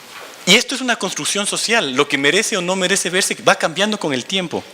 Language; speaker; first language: Spanish; native; Spanish